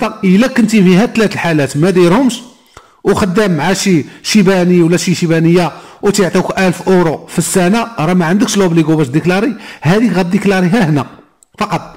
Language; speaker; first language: Arabic; native; Arabic